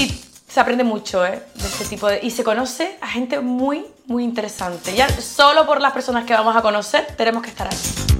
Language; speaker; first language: Spanish; native; Spanish